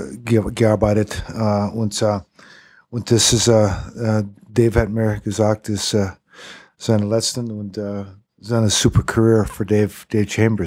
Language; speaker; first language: German; non-native, learner; English